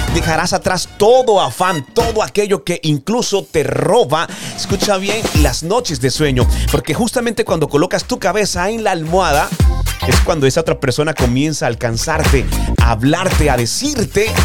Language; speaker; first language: Spanish; native; Spanish